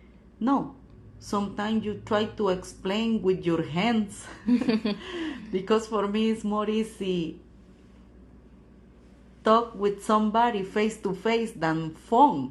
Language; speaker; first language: English; non-native, learner; Spanish